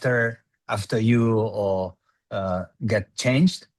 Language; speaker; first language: English; non-native, learner; Japanese